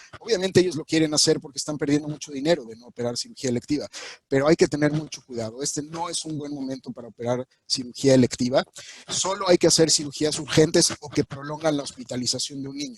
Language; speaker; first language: Spanish; native; Spanish